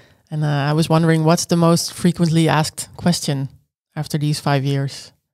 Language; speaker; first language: English; non-native, fluent; Dutch